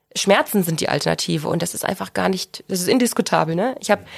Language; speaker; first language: German; native; German